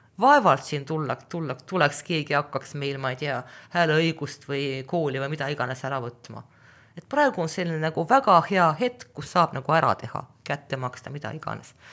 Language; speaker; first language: Estonian; non-native, local second language; Russian